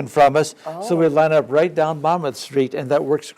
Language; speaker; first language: English; native; English